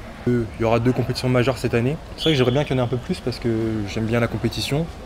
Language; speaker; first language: French; native; French